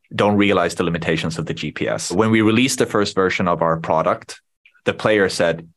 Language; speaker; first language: English; non-native, fluent; Swedish